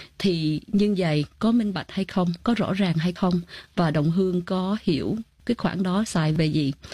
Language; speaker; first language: Vietnamese; early bilingual, heritage; Vietnamese